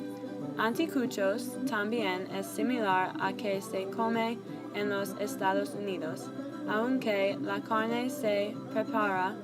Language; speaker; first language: Spanish; non-native, learner; English